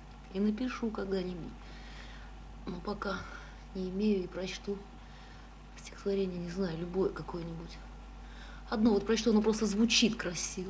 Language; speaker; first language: Russian; native; Russian